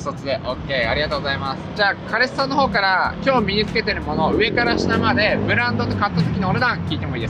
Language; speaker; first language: Japanese; native; Japanese